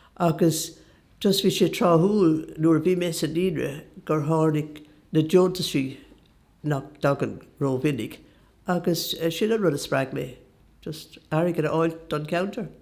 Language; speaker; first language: Irish; non-native, local second language; English